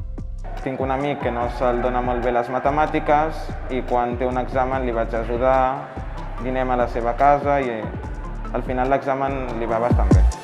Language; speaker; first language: Catalan; non-native, learner; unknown